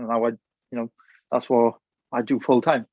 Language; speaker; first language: English; native; English